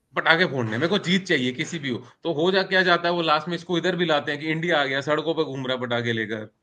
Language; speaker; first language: Hindi; native; Hindi